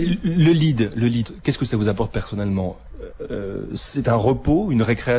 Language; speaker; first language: French; native; French